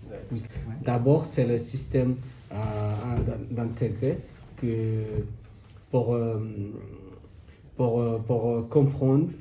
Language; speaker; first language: French; non-native, learner; Bangla